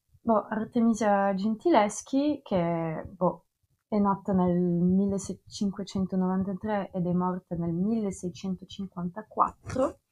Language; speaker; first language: Italian; non-native, fluent; Russian